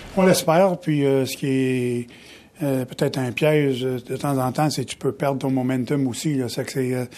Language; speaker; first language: French; native; French